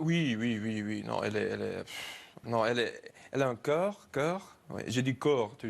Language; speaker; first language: French; non-native, learner; English